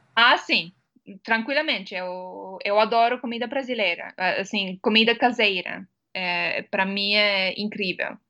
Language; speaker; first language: Portuguese; non-native, fluent; Estonian